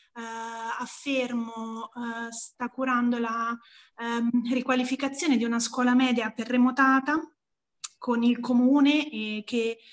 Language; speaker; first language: Italian; native; Italian